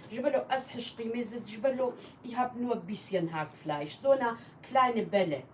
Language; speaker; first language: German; non-native, learner; Kurdish